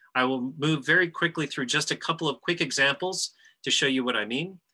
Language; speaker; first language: English; native; English